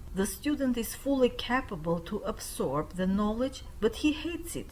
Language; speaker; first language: English; non-native, fluent; Armenian